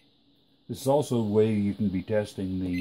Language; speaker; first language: English; native; English